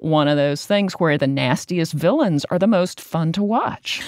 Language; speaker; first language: English; native; English